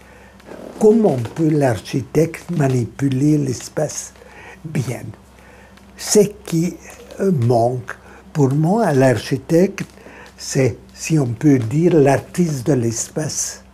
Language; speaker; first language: French; non-native, fluent; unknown